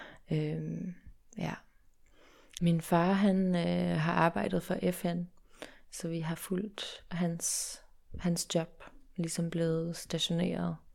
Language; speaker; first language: Danish; early bilingual, heritage; Danish